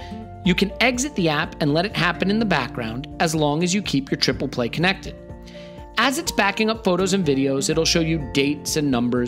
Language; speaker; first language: English; native; English